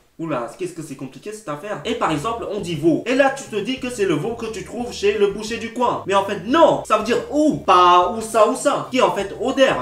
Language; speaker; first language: French; native; French